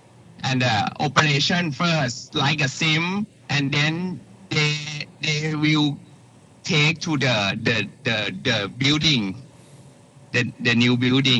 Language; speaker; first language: English; non-native, learner; Thai